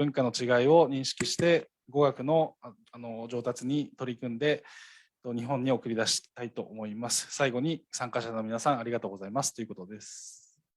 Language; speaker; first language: Japanese; native; Japanese